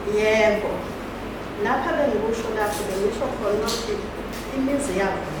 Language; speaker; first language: Zulu; non-native, local second language; Xhosa